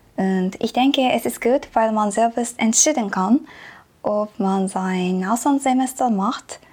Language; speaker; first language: German; non-native, learner; Japanese